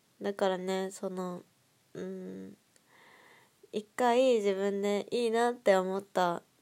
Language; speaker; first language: Japanese; native; Japanese